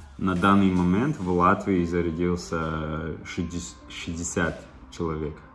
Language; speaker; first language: Russian; non-native, local second language; Latvian